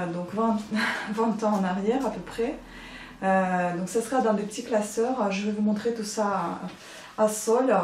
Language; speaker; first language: French; non-native, fluent; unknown